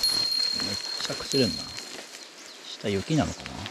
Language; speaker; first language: Japanese; native; Japanese